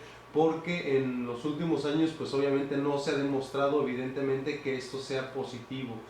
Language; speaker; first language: Spanish; native; Spanish